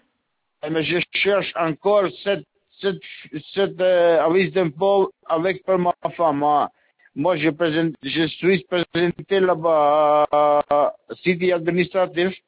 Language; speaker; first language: French; non-native, learner; Albanian